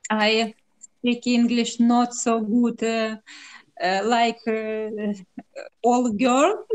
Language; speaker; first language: English; non-native, learner; Russian